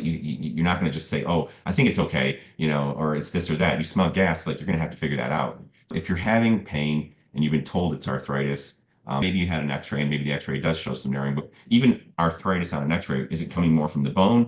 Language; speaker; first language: English; native; English